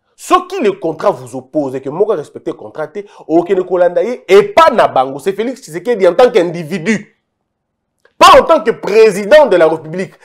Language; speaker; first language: French; non-native, local second language; Lingala